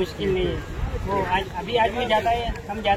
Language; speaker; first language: Hindi; non-native, learner; Oromo